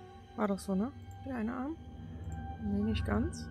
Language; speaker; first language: German; native; German